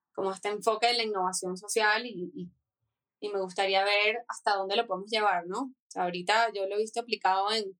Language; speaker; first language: Spanish; native; Spanish